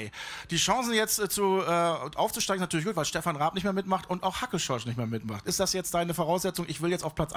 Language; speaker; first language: German; native; German